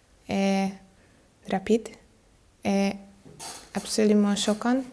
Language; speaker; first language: French; non-native, learner; Hungarian